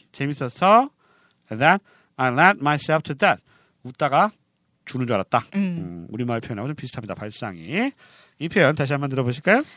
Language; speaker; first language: Korean; native; Korean